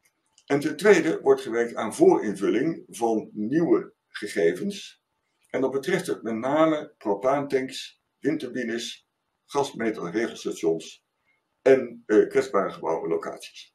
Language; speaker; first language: Dutch; native; Dutch